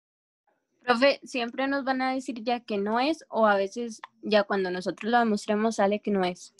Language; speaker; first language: Spanish; native; Spanish